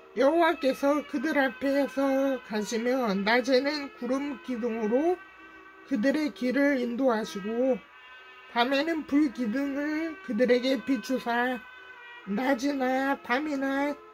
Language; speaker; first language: Korean; native; Korean